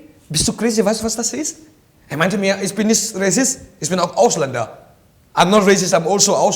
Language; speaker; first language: German; non-native, fluent; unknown